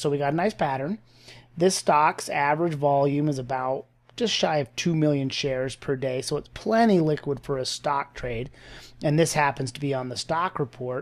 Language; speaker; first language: English; native; English